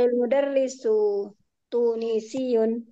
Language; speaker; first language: Arabic; non-native, learner; Indonesian